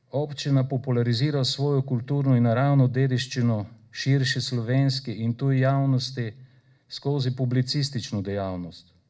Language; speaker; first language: Slovenian; native; Slovenian